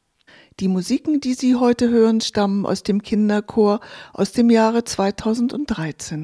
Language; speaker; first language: German; native; German